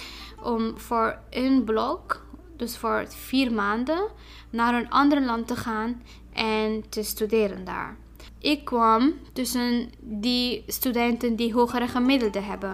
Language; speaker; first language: Dutch; non-native, fluent; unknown